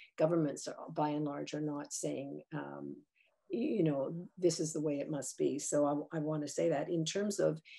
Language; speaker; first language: English; native; English